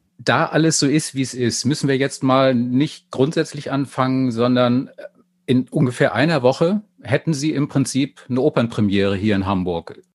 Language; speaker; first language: German; native; German